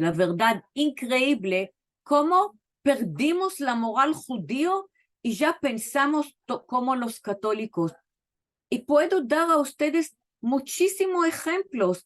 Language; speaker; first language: Spanish; non-native, fluent; Hebrew